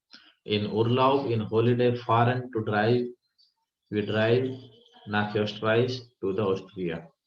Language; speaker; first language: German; non-native, fluent; Hindi